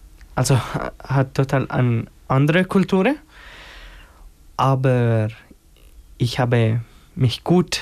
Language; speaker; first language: German; non-native, learner; Albanian